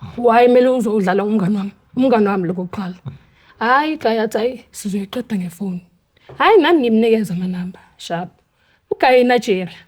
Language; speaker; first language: Zulu; native; Zulu